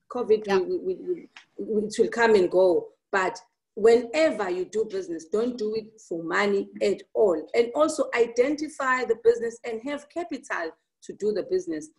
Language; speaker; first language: English; non-native, local second language; Zulu